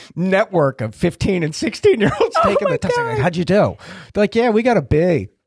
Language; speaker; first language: English; native; English